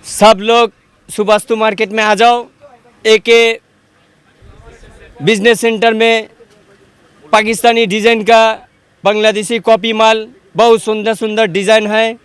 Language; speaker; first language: Hindi; non-native, learner; Bangla